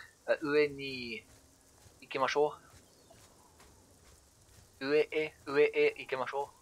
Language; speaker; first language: Japanese; non-native, learner; French